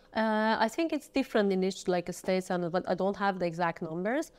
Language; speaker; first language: English; non-native, fluent; Persian